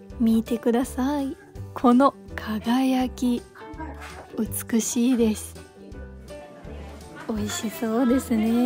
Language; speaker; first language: Japanese; non-native, fluent; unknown